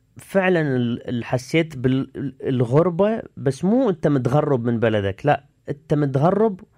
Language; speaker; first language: Arabic; early bilingual, heritage; Arabic